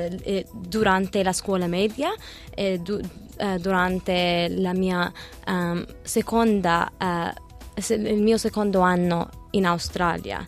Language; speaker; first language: Italian; early bilingual, other home language; Arabic